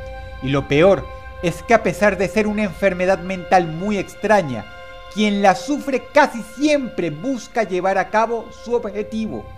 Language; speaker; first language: Spanish; native; Spanish